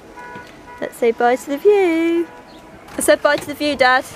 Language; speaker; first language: English; native; English